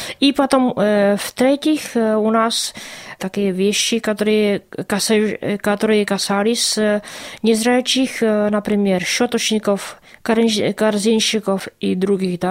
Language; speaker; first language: Russian; non-native, learner; Czech